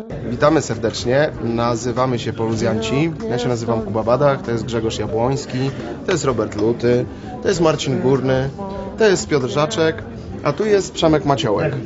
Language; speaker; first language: Polish; native; Polish